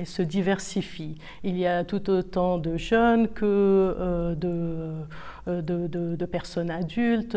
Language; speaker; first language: French; non-native, local second language; Arabic